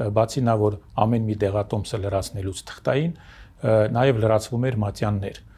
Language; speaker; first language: Armenian; native; Armenian